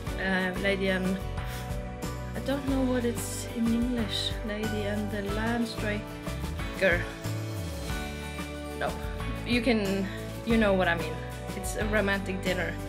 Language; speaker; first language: English; non-native, fluent; Norwegian